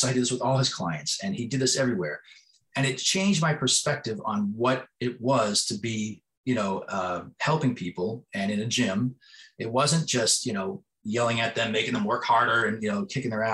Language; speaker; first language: English; native; English